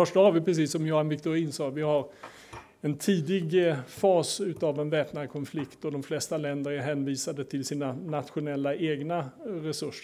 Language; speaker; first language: Swedish; native; Swedish